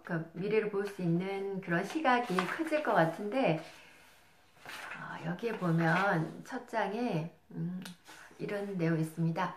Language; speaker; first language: Korean; native; Korean